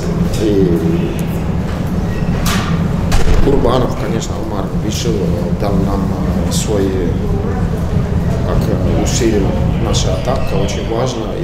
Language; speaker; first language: Russian; non-native, fluent; Finnish